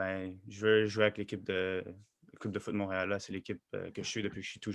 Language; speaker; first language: French; native; French